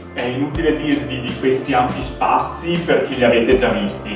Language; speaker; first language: Italian; native; Italian